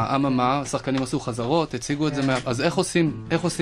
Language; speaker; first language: Hebrew; native; Hebrew